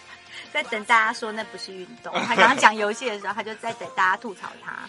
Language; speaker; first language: Chinese; native; Chinese